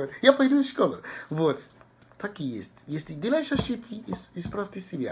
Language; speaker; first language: Russian; non-native, fluent; English